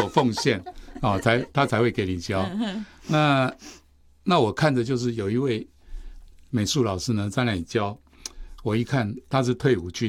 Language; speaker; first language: Chinese; native; Chinese